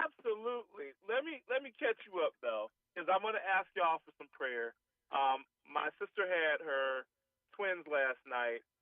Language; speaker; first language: English; native; English